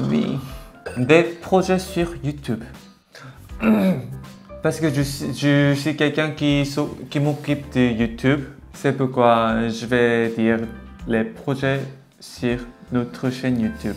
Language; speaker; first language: French; non-native, learner; Korean